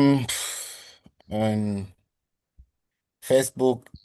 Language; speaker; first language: English; non-native, learner; French